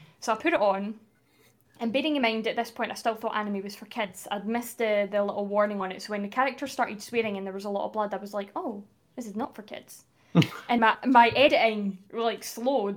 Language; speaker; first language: English; native; English